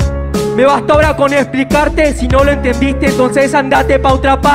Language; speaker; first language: Spanish; native; Spanish